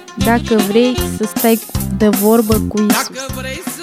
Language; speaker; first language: French; non-native, fluent; Romanian